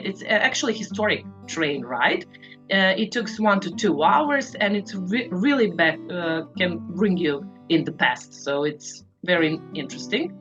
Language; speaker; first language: English; non-native, fluent; Serbian